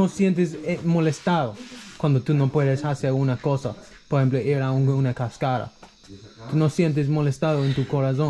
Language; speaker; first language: Spanish; non-native, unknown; English